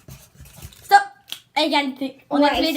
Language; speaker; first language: French; native; French